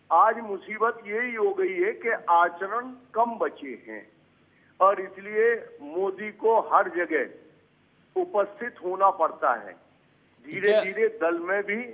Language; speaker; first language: Hindi; native; Hindi